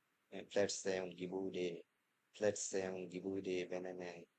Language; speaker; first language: German; non-native, fluent; Bangla